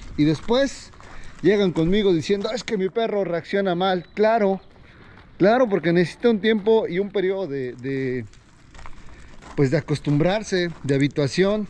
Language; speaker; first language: Spanish; native; Spanish